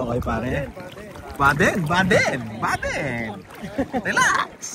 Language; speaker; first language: English; non-native, learner; Filipino